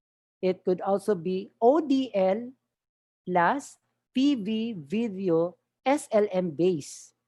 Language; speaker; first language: English; non-native, local second language; Hiligaynon